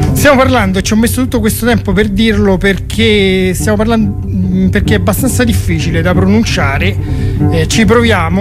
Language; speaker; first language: Italian; native; Italian